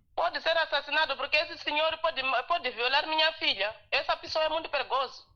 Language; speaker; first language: Portuguese; non-native, local second language; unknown